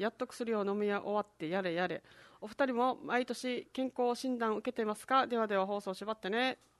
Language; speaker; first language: Japanese; native; Japanese